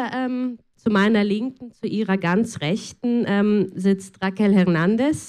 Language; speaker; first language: German; native; German